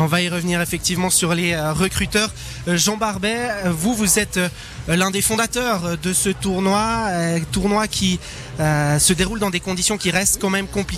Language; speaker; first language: French; native; French